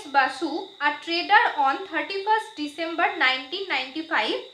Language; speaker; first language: English; non-native, local second language; Bangla